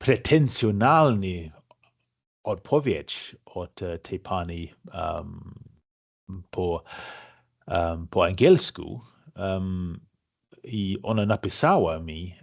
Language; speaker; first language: Polish; non-native, fluent; English